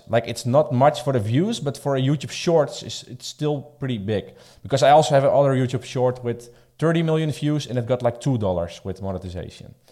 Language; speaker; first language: English; non-native, fluent; Dutch